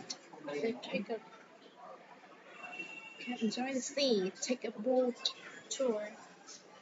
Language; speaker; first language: English; non-native, learner; Vietnamese